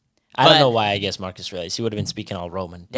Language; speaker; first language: English; native; English